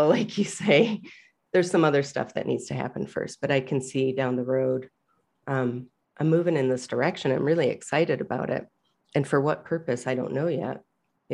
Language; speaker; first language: English; native; English